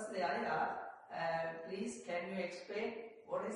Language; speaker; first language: English; non-native, learner; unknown